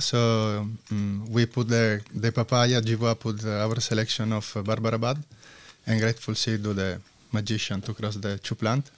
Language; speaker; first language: English; non-native, learner; Italian